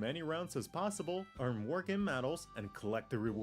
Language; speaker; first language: English; native; English